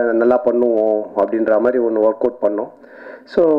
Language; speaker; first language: Tamil; native; Tamil